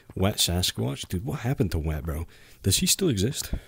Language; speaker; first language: English; native; English